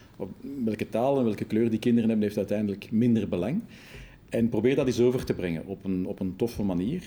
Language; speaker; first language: Dutch; native; Dutch